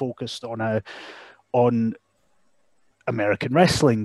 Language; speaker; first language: English; native; English